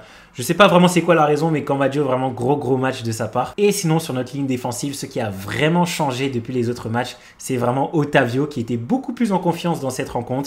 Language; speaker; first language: French; native; French